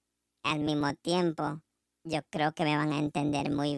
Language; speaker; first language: Spanish; non-native, learner; English